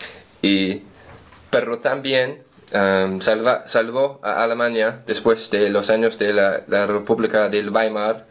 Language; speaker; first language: Spanish; non-native, learner; English